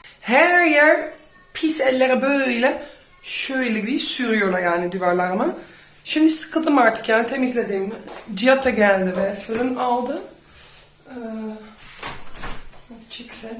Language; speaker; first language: Turkish; early bilingual, heritage; Turkish